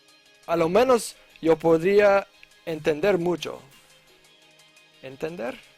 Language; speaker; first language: Spanish; non-native, learner; English